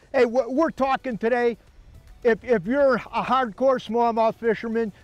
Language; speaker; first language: English; native; English